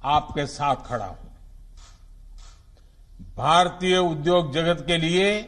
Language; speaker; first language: Hindi; non-native, local second language; Gujarati